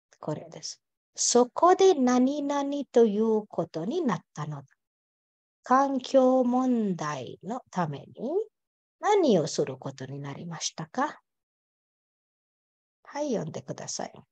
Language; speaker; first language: Japanese; non-native, fluent; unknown